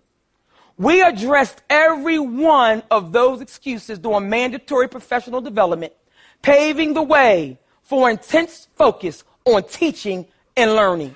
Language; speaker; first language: English; native; English